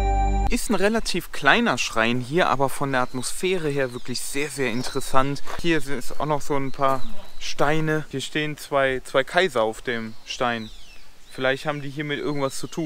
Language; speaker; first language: German; native; German